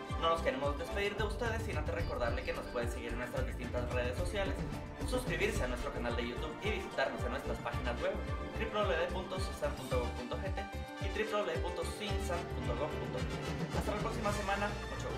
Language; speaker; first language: Spanish; native; Spanish